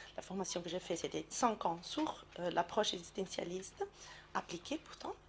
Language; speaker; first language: French; non-native, fluent; Portuguese